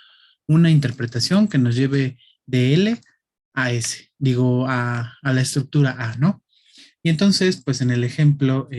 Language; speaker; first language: Spanish; native; Spanish